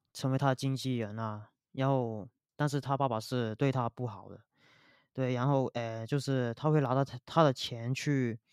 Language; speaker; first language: Chinese; non-native, local second language; Cantonese